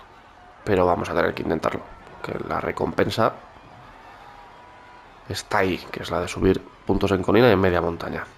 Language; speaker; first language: Spanish; native; Spanish